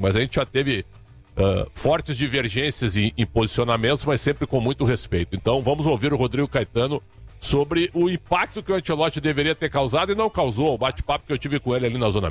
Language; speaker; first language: Portuguese; native; Portuguese